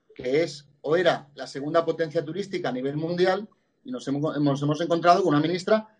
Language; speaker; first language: Spanish; native; Spanish